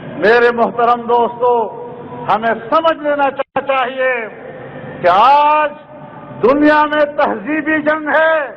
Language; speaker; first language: Urdu; non-native, local second language; Pashto